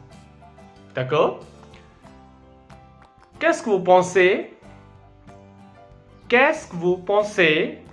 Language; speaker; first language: French; non-native, fluent; Hindi